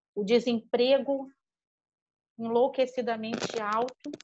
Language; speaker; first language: Portuguese; native; Portuguese